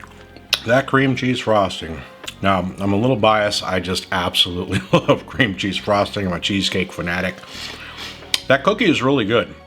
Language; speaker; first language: English; native; English